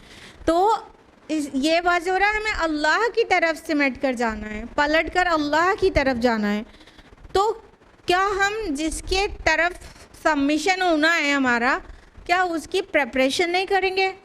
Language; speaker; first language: Urdu; native; Urdu